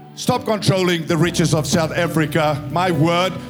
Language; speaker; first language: English; non-native, local second language; Afrikaans